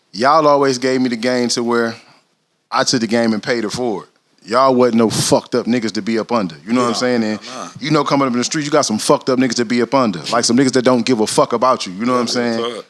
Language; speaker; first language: English; native; English